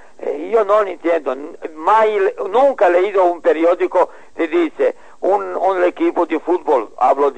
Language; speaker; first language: Spanish; non-native, learner; Serbian